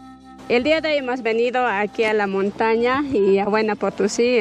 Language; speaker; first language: Spanish; native; Spanish